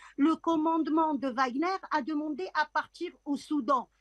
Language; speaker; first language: French; non-native, local second language; Arabic